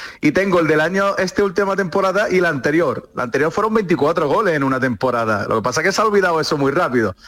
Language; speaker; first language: Spanish; early bilingual, other home language; Arabic